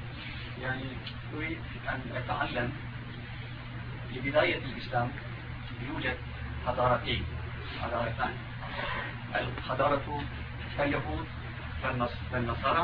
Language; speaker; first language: Arabic; non-native, learner; Turkish